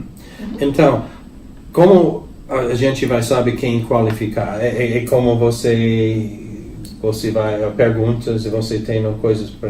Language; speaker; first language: Portuguese; non-native, learner; English